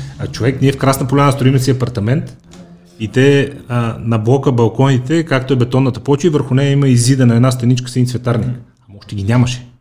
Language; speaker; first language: Bulgarian; native; Bulgarian